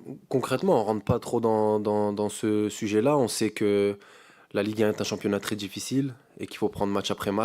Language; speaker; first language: French; native; French